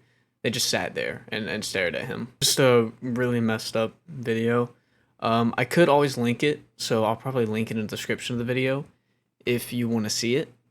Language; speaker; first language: English; native; English